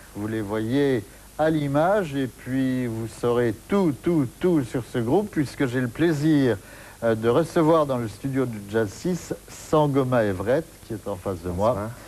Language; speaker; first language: French; native; French